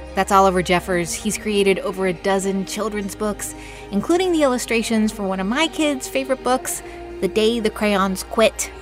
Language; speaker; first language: English; native; English